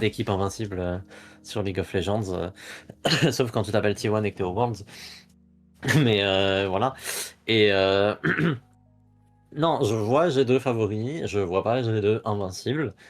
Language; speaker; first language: French; native; French